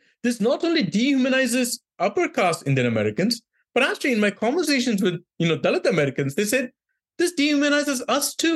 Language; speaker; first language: English; non-native, local second language; Tamil